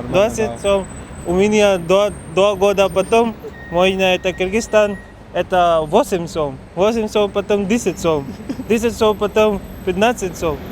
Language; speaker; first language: Russian; non-native, learner; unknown